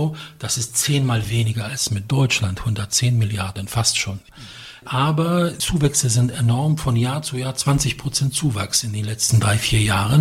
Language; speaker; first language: German; non-native, fluent; Polish